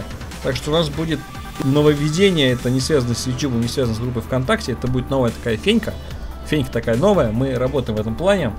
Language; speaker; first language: Russian; native; Russian